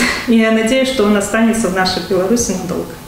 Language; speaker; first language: Russian; native; Russian